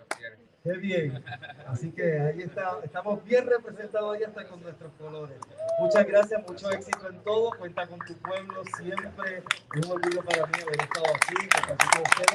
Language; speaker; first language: Spanish; native; Spanish